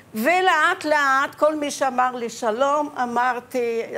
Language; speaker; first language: Hebrew; early bilingual, other home language; Ukrainian